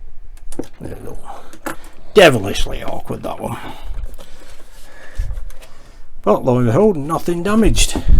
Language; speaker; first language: English; native; English